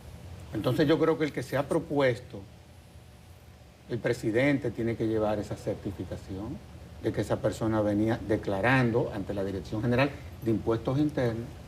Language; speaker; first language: Spanish; native; Spanish